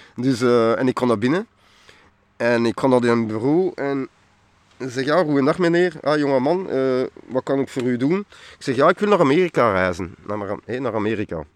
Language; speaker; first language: Dutch; non-native, local second language; French